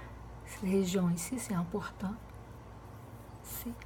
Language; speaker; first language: French; non-native, fluent; Portuguese